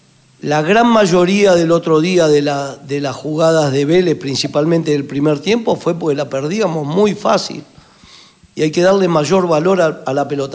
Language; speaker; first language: Spanish; native; Spanish